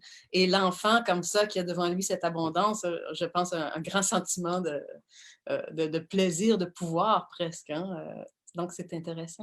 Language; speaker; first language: French; native; French